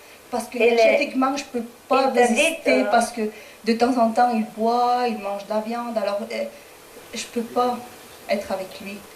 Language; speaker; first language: French; non-native, fluent; Spanish